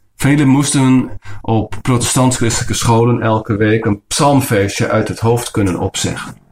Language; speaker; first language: Dutch; non-native, local second language; Western Frisian